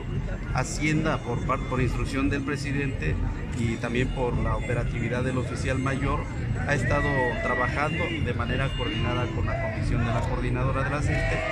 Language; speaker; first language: Spanish; native; Spanish